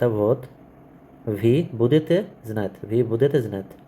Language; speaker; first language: Russian; non-native, learner; Bangla